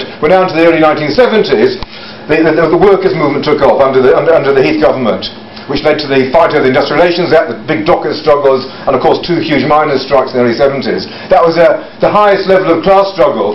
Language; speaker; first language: English; native; English